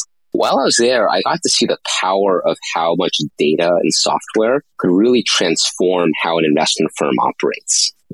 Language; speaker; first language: English; native; English